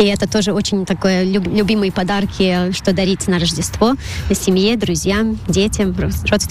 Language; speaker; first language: Russian; non-native, local second language; Latvian